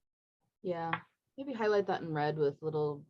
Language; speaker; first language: English; native; English